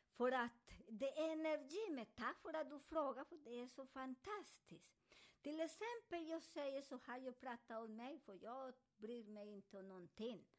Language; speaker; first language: Swedish; non-native, fluent; Spanish